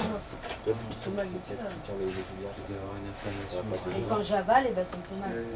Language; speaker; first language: French; native; French